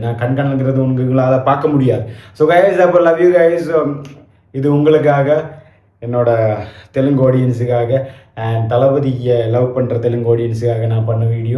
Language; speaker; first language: Tamil; non-native, local second language; Malayalam